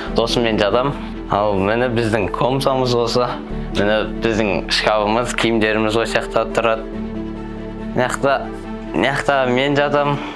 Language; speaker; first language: Kazakh; native; Kazakh